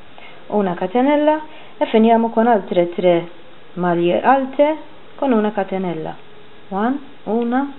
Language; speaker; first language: Italian; non-native, fluent; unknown